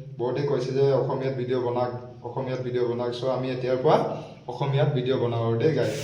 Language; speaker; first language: Assamese; non-native, local second language; Bodo